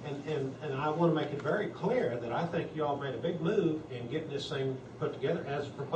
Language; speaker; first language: English; native; English